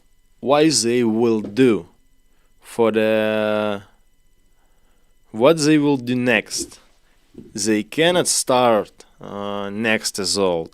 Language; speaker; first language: English; non-native, learner; Ukrainian